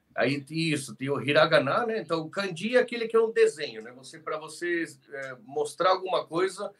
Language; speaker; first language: Portuguese; early bilingual, other home language; Spanish